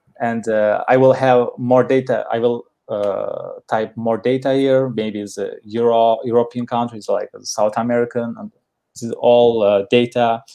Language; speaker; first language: English; non-native, learner; Turkish